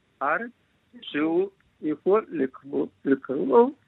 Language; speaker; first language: Hebrew; non-native, learner; Russian